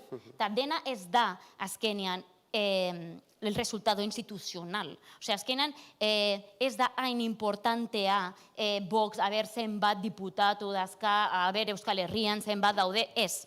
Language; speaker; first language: Basque; non-native, local second language; Catalan